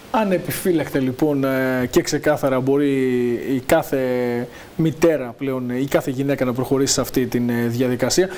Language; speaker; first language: Greek; native; Greek